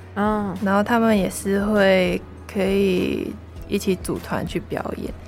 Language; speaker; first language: Chinese; non-native, local second language; Cantonese